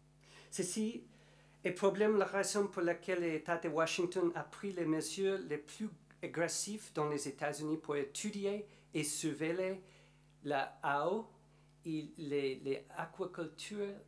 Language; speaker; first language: French; non-native, learner; English